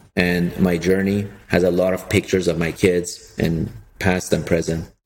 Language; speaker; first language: English; early bilingual, other home language; Persian